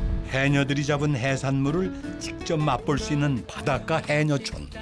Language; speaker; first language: Korean; native; Korean